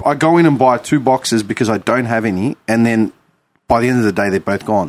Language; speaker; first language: English; non-native, local second language; Greek